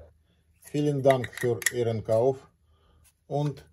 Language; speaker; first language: German; non-native, learner; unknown